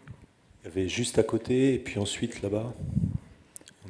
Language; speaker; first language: French; native; French